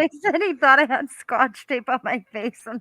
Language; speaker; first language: English; native; English